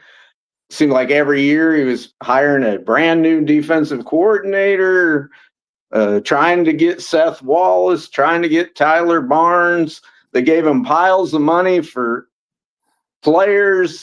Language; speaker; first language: English; native; English